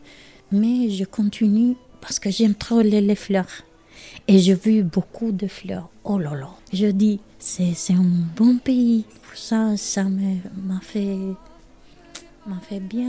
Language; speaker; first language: French; non-native, learner; Albanian